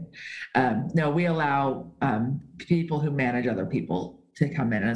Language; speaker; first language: English; native; English